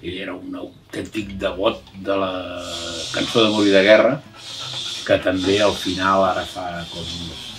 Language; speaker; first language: Catalan; native; Catalan